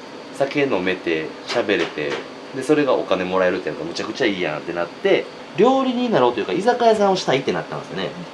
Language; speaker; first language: Japanese; native; Japanese